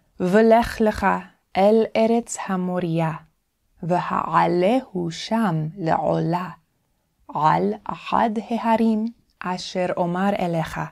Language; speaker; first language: Hebrew; non-native, fluent; English